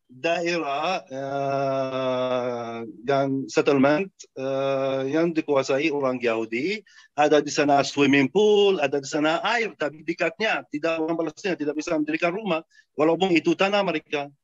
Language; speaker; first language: Indonesian; non-native, fluent; Arabic